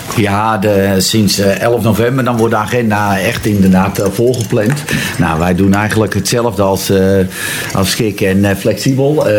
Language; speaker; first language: Dutch; native; Dutch